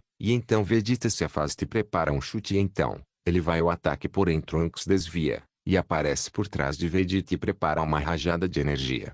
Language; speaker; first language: Portuguese; native; Portuguese